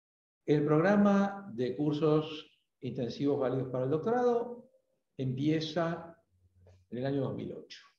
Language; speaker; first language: Spanish; native; Spanish